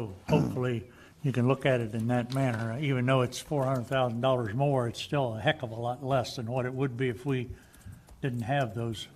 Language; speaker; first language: English; native; English